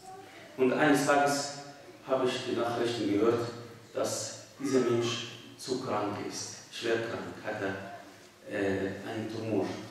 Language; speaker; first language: German; non-native, fluent; Arabic